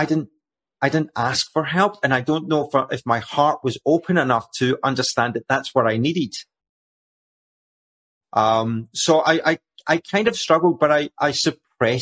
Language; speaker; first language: English; native; English